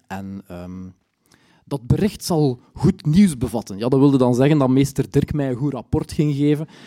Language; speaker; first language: Dutch; native; Dutch